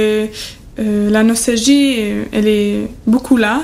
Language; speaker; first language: French; non-native, learner; German